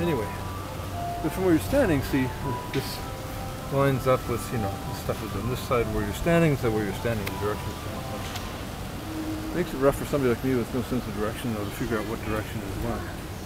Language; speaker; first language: English; native; English